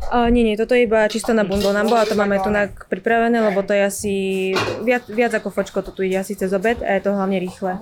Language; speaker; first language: Slovak; early bilingual, other home language; Vietnamese